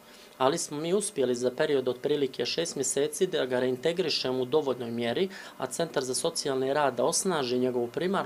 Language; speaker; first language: Serbian; native; Serbian